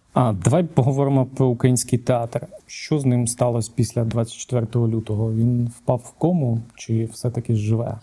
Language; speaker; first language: Ukrainian; native; Ukrainian